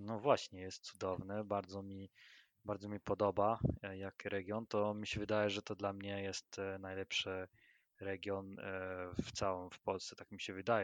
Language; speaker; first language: Polish; non-native, learner; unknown